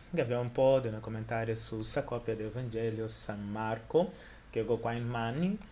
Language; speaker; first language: Italian; non-native, learner; Portuguese